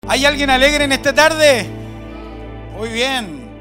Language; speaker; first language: Spanish; native; Spanish